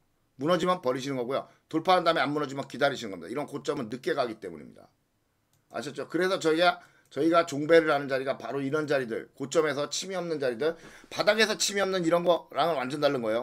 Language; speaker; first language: Korean; native; Korean